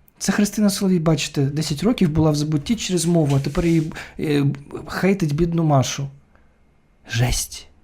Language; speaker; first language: Ukrainian; non-native, local second language; Russian